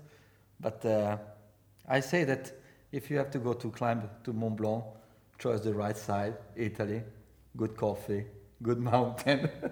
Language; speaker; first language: English; non-native, fluent; Italian